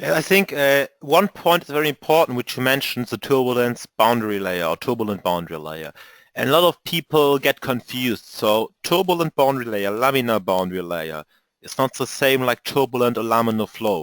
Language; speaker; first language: English; non-native, fluent; German